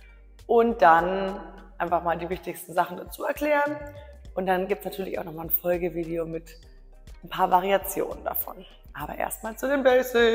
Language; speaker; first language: German; native; German